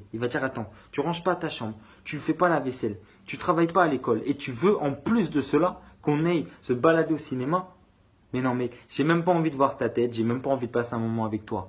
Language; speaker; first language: French; native; French